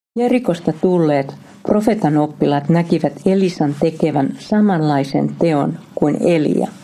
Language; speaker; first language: Finnish; native; Finnish